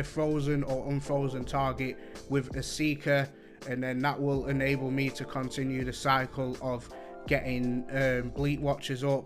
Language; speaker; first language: English; native; English